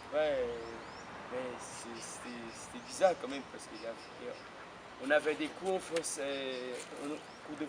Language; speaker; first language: French; non-native, fluent; Portuguese